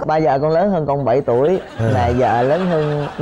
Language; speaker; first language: Vietnamese; native; Vietnamese